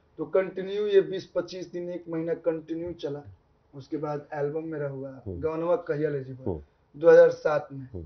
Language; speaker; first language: Hindi; native; Hindi